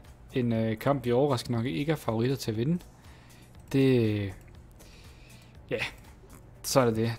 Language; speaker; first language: Danish; native; Danish